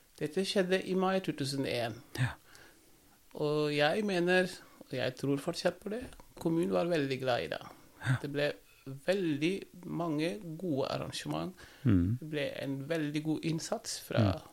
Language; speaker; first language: Norwegian; non-native, fluent; Wolof